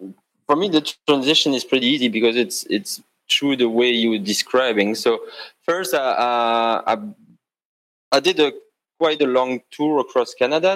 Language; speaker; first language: English; non-native, fluent; French